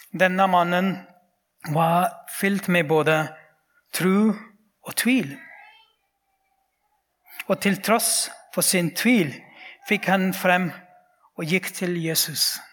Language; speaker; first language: Norwegian; non-native, fluent; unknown